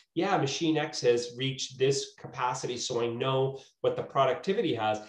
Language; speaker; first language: English; native; English